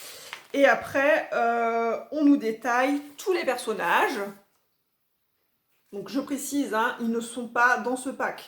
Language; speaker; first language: French; native; French